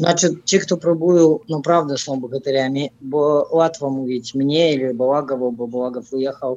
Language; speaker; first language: Polish; non-native, fluent; Russian